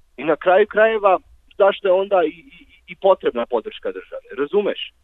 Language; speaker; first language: Serbian; native; Serbian